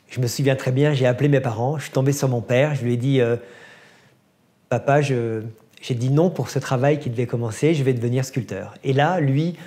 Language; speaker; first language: French; native; French